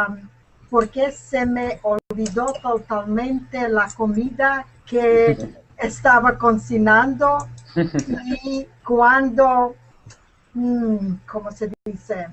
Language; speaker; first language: Spanish; non-native, fluent; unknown